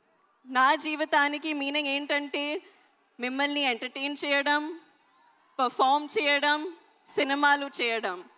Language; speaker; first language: Telugu; non-native, learner; Hindi